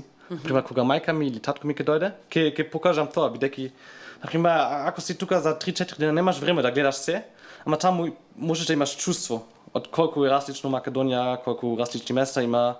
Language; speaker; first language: Macedonian; non-native, learner; German